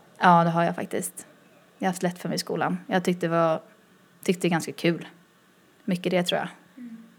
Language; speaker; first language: Swedish; early bilingual, other home language; Chinese